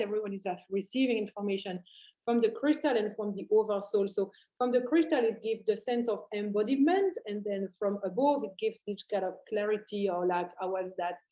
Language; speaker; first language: English; non-native, fluent; French